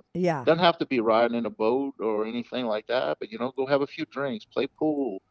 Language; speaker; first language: English; native; English